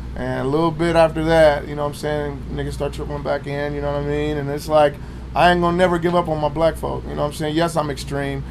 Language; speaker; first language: English; native; English